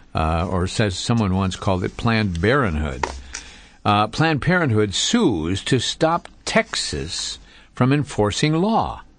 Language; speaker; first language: English; native; English